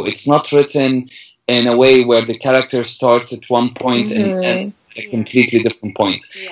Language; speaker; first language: English; non-native, fluent; Arabic